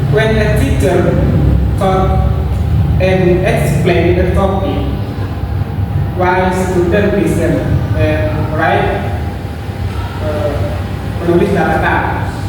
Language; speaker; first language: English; non-native, learner; Indonesian